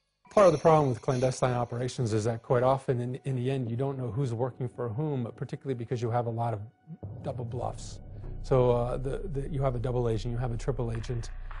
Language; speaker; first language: English; native; English